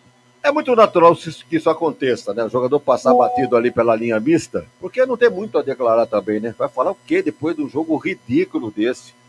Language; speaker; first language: Portuguese; native; Portuguese